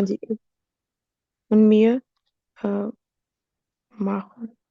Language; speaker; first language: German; non-native, learner; Urdu